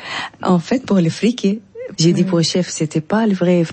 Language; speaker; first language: French; non-native, learner; Arabic